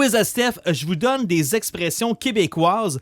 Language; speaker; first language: French; native; French